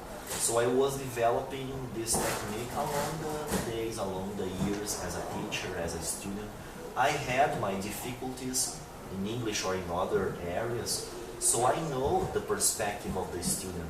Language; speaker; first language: English; non-native, fluent; Portuguese